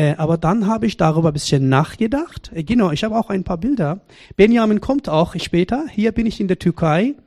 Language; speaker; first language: German; non-native, fluent; Persian